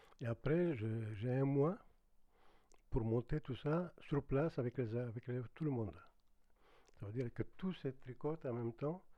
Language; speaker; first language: French; non-native, fluent; Greek